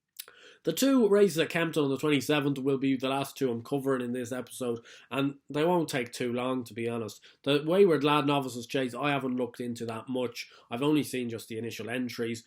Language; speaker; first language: English; native; English